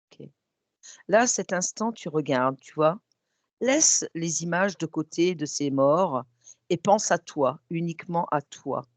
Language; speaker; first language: French; native; French